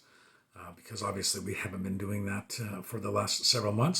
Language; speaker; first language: English; native; English